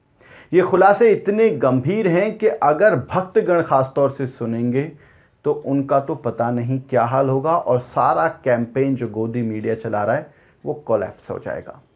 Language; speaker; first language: Hindi; native; Hindi